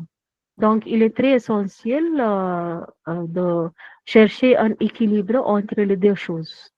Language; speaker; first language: French; non-native, learner; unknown